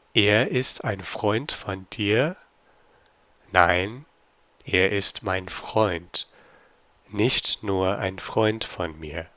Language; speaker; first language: German; non-native, fluent; English